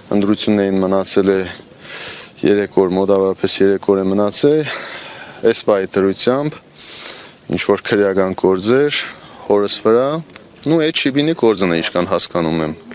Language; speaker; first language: Armenian; native; Armenian